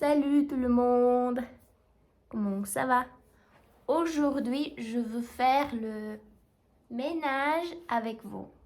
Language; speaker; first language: French; non-native, learner; Russian